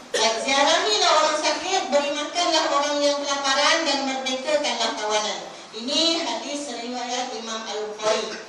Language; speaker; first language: Malay; native; Malay